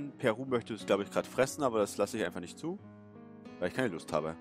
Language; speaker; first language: German; native; German